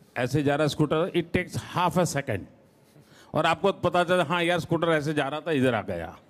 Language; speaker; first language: Hindi; non-native, local second language; Gujarati